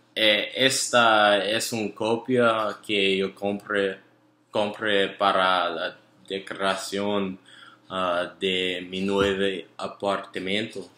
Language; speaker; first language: Spanish; non-native, learner; English